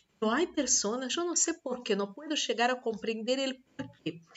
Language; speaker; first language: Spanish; non-native, learner; Portuguese